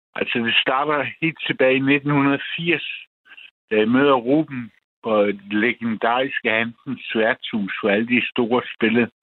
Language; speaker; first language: Danish; native; Danish